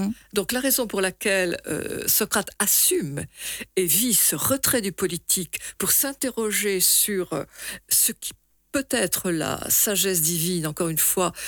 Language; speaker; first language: French; native; French